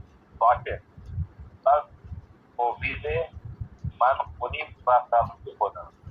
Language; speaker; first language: Persian; non-native, learner; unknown